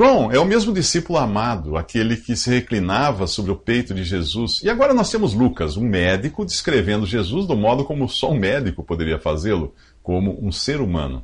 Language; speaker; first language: Portuguese; native; Portuguese